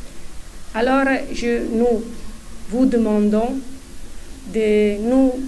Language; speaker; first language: French; non-native, fluent; Italian